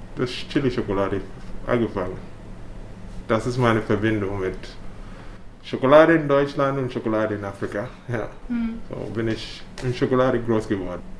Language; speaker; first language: German; non-native, fluent; English